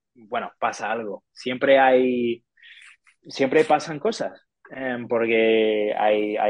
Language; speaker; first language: Spanish; non-native, fluent; English